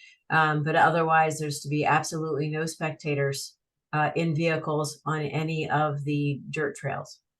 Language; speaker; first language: English; native; English